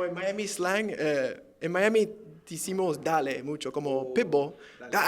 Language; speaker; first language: Spanish; early bilingual, heritage; English